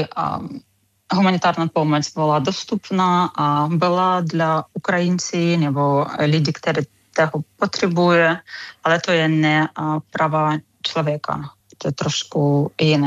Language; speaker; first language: Czech; non-native, learner; Ukrainian